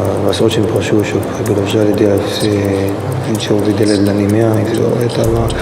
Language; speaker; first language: Russian; early bilingual, heritage; Russian